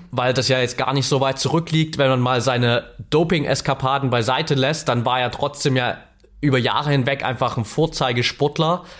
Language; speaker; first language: German; native; German